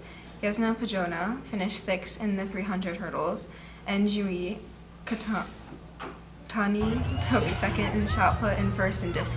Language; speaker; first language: English; native; English